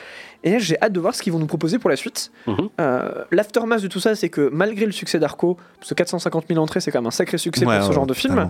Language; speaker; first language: French; native; French